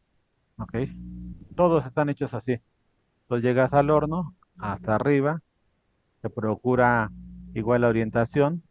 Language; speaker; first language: Spanish; native; Spanish